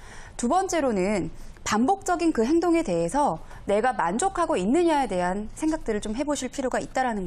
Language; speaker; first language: Korean; native; Korean